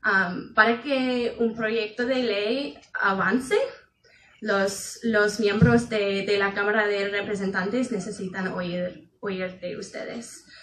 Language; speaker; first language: Spanish; non-native, fluent; English